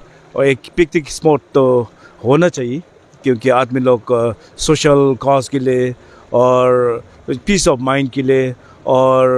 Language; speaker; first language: Hindi; non-native, fluent; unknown